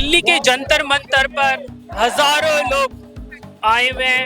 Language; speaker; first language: Hindi; native; Hindi